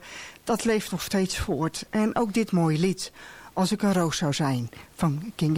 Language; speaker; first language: Dutch; native; Dutch